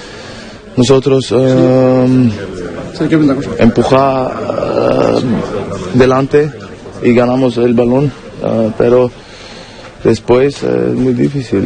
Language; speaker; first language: Spanish; non-native, learner; German